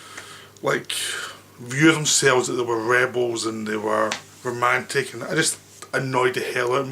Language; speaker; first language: English; native; English